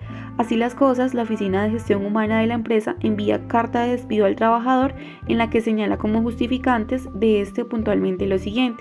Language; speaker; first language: Spanish; native; Spanish